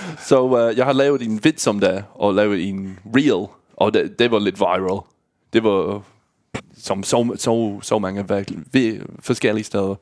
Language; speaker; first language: Danish; non-native, learner; English